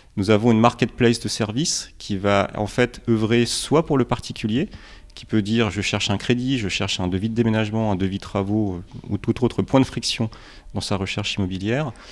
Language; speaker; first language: French; early bilingual, other home language; Romanian